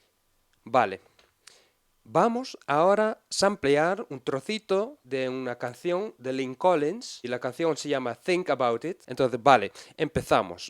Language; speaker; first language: Spanish; non-native, fluent; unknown